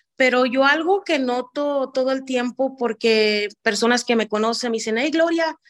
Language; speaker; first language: Spanish; native; Spanish